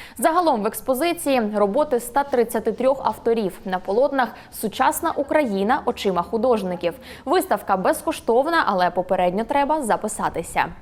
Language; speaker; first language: Ukrainian; native; Ukrainian